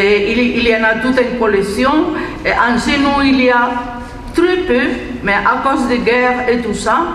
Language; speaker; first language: French; non-native, fluent; Spanish